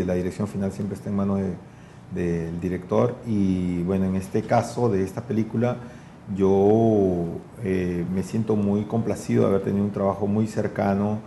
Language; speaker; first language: Spanish; native; Spanish